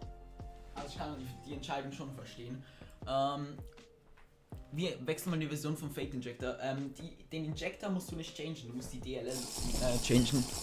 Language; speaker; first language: German; native; German